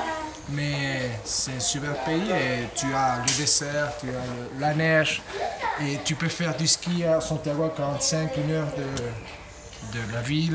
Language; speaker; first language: French; early bilingual, heritage; French